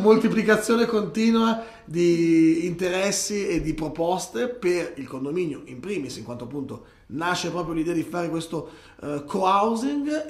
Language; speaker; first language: Italian; native; Italian